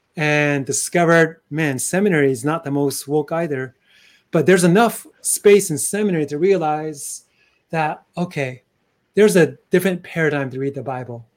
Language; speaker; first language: English; early bilingual, other home language; Chinese